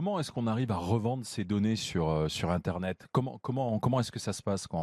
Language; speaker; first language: French; native; French